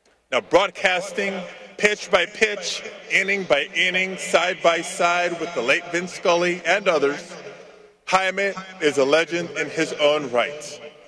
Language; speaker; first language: English; early bilingual, other home language; Spanish